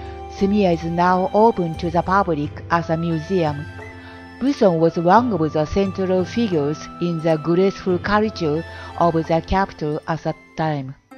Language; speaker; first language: English; non-native, fluent; Japanese